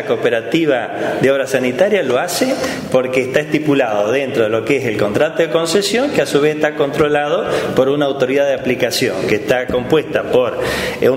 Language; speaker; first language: Spanish; native; Spanish